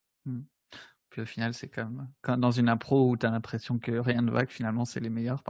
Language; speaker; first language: French; native; French